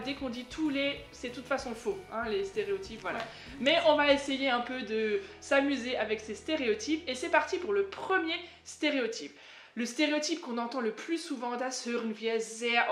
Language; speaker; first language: French; native; French